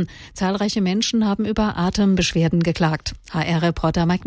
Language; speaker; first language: German; native; German